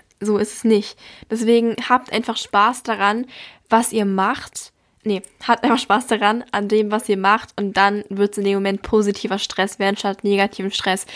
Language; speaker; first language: German; native; German